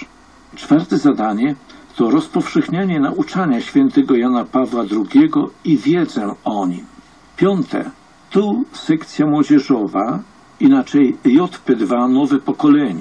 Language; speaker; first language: Polish; native; Polish